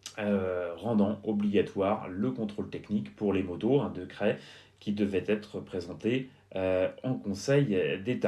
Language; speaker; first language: French; native; French